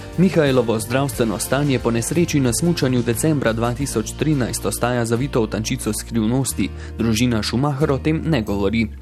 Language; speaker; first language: Slovenian; native; Slovenian